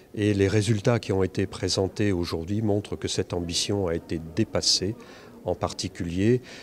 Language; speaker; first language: French; native; French